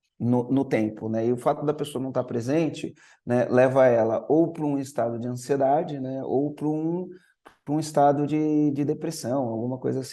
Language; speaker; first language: Portuguese; native; Portuguese